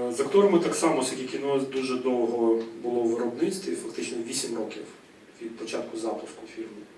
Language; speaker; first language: Ukrainian; native; Ukrainian